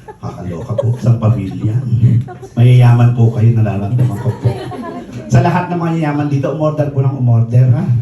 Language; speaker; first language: Filipino; native; Filipino